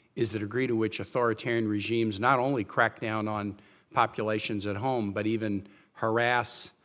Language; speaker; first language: English; native; English